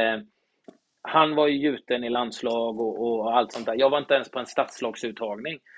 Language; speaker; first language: Swedish; native; Swedish